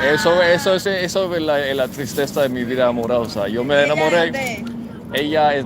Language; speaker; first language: Spanish; non-native, fluent; English